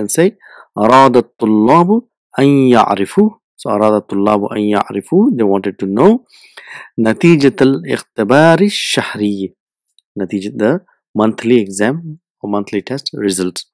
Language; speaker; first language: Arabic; non-native, fluent; English